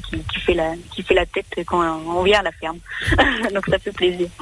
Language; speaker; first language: French; native; French